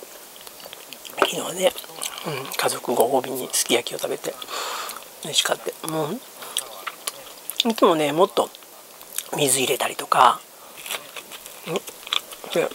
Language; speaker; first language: Japanese; native; Japanese